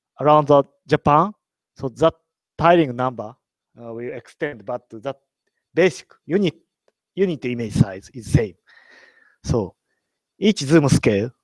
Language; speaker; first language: English; non-native, learner; Japanese